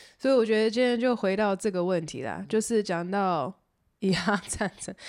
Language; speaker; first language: Chinese; early bilingual, heritage; Chinese